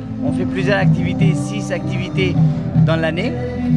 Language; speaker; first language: French; non-native, fluent; Nepali